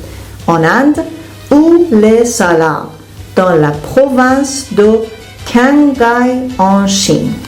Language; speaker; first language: French; non-native, fluent; Persian